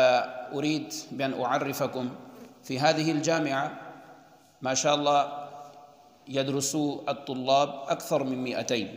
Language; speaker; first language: Arabic; non-native, fluent; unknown